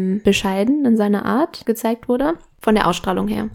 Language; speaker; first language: German; non-native, fluent; Spanish